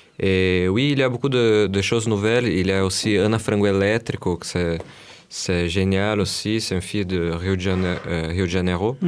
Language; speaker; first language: French; non-native, fluent; Portuguese